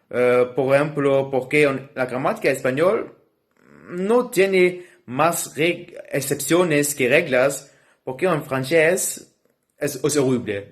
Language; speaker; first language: Spanish; non-native, learner; Luxembourgish